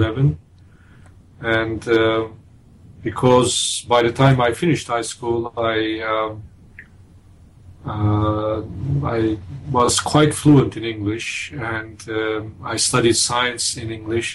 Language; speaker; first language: English; non-native, fluent; Turkish